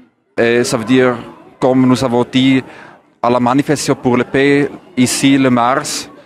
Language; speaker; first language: French; non-native, learner; German